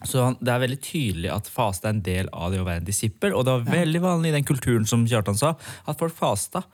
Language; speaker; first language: Norwegian; early bilingual, other home language; Persian